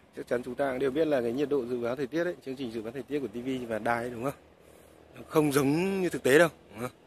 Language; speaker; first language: Vietnamese; non-native, local second language; Tày